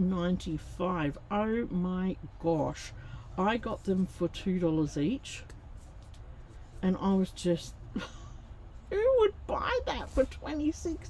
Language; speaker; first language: English; native; English